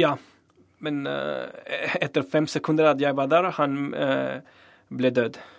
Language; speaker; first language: Norwegian; non-native, learner; Spanish